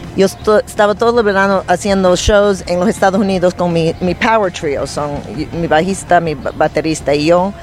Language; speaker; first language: Spanish; early bilingual, heritage; Spanish